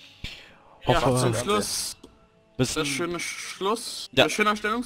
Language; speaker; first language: German; native; German